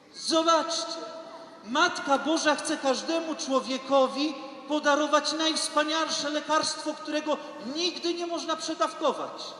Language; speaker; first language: Polish; native; Polish